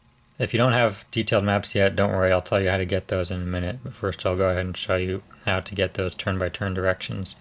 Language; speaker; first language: English; native; English